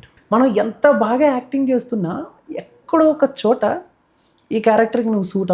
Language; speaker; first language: Telugu; native; Telugu